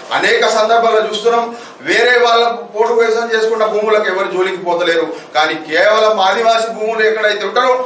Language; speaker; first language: Telugu; non-native, local second language; Gondi